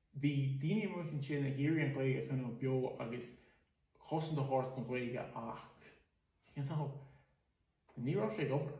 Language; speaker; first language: Irish; native; Irish